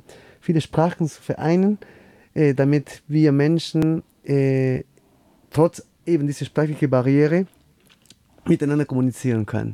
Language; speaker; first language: German; non-native, fluent; Spanish